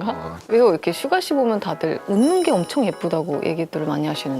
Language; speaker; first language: Korean; native; Korean